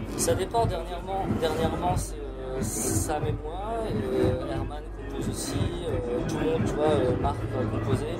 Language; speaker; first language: French; native; French